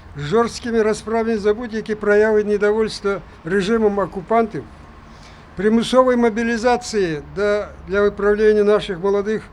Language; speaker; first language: Ukrainian; non-native, local second language; Crimean Tatar